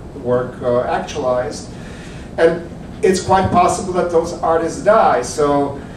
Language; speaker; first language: English; early bilingual, other home language; Czech